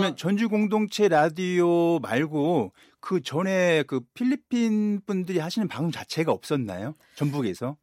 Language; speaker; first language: Korean; native; Korean